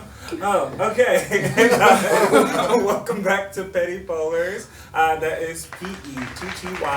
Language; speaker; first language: English; native; English